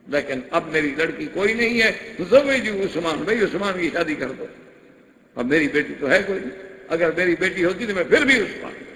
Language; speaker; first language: Urdu; non-native, local second language; Punjabi